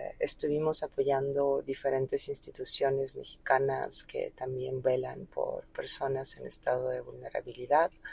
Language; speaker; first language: Spanish; early bilingual, other home language; Ukrainian